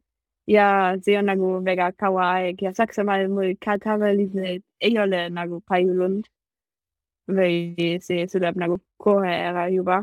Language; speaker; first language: Estonian; non-native, learner; German